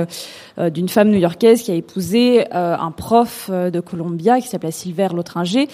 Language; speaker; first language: French; native; French